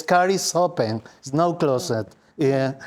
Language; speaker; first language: English; non-native, learner; Spanish